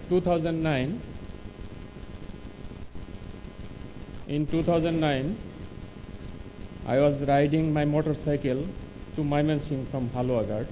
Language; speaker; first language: English; non-native, local second language; Bangla